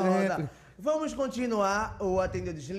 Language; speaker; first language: Portuguese; native; Portuguese